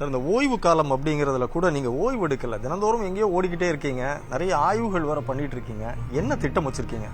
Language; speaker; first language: Tamil; native; Tamil